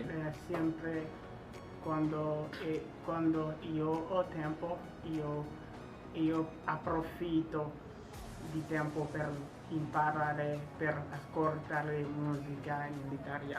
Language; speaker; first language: Italian; non-native, learner; Haitian Creole